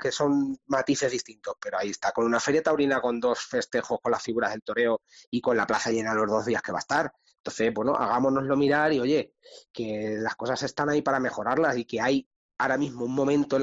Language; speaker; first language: Spanish; native; Spanish